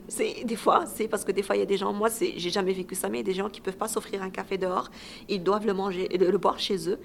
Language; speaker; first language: French; non-native, local second language; Arabic